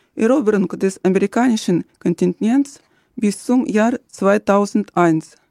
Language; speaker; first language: German; non-native, fluent; Russian